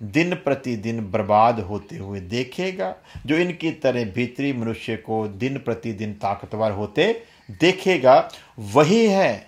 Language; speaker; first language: Hindi; non-native, local second language; Punjabi